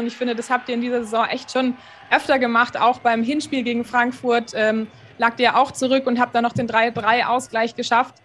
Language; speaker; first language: German; native; German